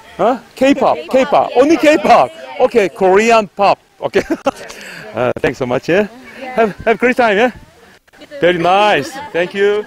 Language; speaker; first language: English; non-native, learner; Korean